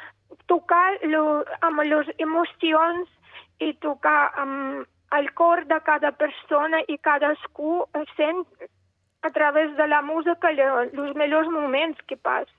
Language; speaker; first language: Catalan; non-native, fluent; Russian